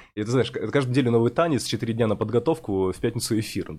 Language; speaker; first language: Russian; native; Russian